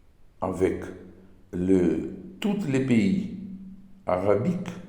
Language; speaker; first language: French; non-native, learner; Portuguese